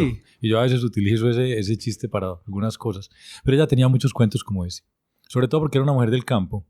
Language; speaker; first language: Spanish; native; Spanish